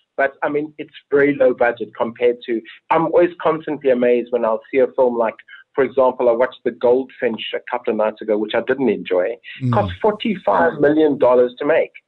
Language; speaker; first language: English; native; English